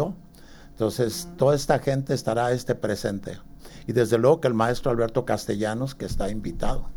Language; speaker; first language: Spanish; native; Spanish